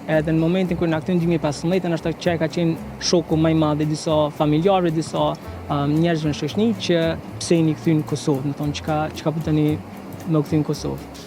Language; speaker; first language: Albanian; native; Albanian